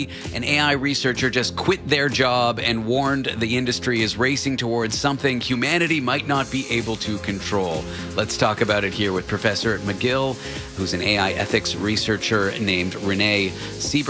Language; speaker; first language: English; native; English